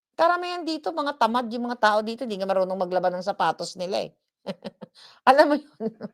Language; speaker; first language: Filipino; non-native, local second language; Hiligaynon